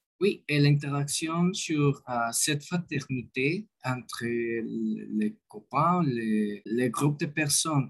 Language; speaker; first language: French; non-native, learner; Spanish